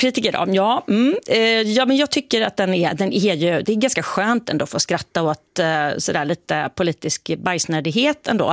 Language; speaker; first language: Swedish; native; Swedish